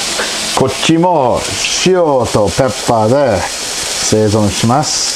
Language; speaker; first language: Japanese; non-native, learner; English